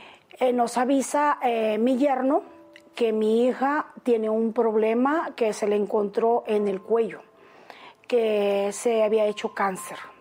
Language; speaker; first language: Spanish; native; Spanish